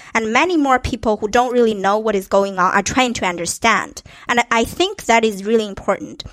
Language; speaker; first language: English; non-native, fluent; Chinese